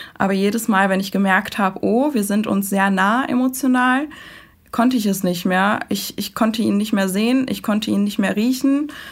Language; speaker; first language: German; early bilingual, other home language; Persian